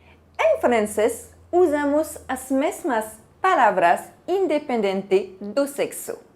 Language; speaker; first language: Portuguese; non-native, fluent; French